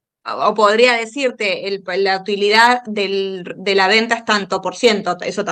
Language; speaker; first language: Spanish; native; Spanish